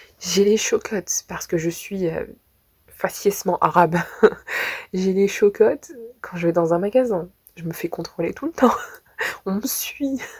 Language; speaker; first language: French; native; French